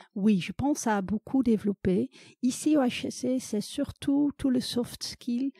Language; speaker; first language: French; non-native, fluent; Dutch